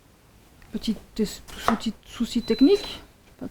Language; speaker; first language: French; native; French